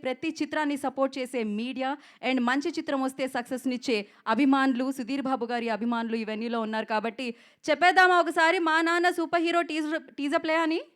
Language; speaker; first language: Telugu; native; Telugu